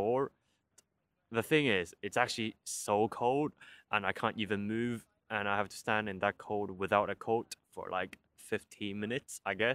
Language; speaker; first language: English; non-native, local second language; Cantonese